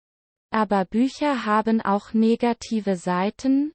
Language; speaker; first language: German; non-native, learner; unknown